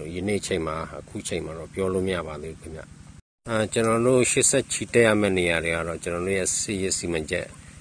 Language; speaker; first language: Burmese; non-native, local second language; S'gaw Karen